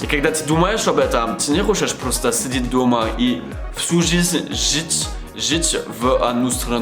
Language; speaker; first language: Russian; non-native, learner; French